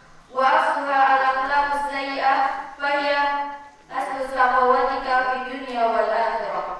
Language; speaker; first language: Arabic; non-native, learner; Indonesian